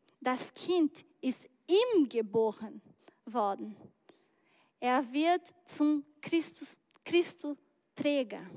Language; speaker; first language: German; non-native, learner; Portuguese